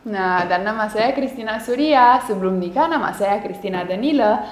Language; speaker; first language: Indonesian; non-native, fluent; Romanian